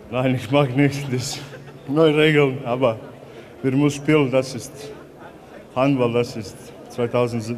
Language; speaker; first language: German; non-native, learner; Croatian